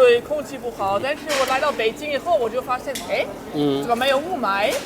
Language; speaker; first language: Chinese; non-native, fluent; German